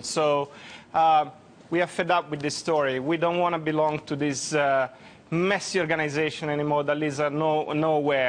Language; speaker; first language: English; non-native, fluent; Italian